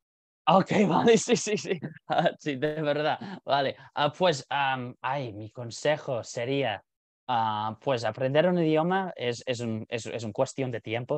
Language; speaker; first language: Spanish; non-native, fluent; English